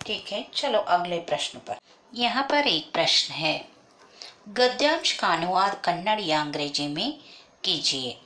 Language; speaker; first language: Hindi; non-native, local second language; Kannada